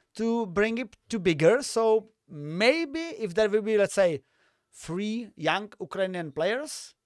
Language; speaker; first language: English; non-native, fluent; Czech